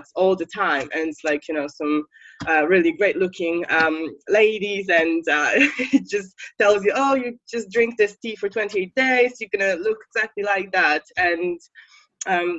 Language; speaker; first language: English; non-native, fluent; Polish